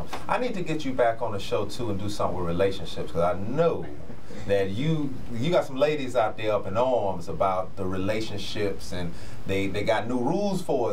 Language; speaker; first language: English; native; English